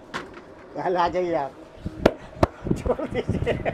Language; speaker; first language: Hindi; native; Hindi